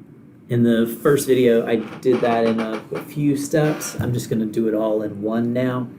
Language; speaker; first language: English; native; English